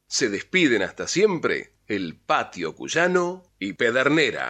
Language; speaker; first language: Spanish; native; Spanish